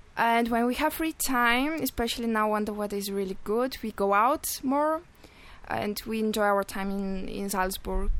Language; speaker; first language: English; non-native, fluent; Bulgarian